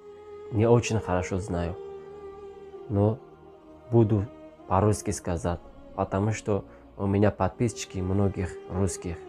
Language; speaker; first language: Russian; non-native, learner; Tajik